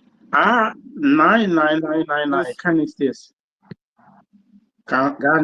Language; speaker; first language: German; non-native, learner; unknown